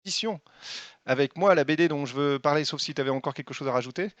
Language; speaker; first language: French; native; French